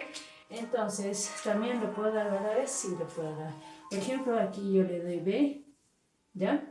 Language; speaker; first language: Spanish; native; Spanish